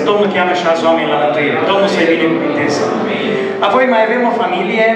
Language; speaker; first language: Romanian; native; Romanian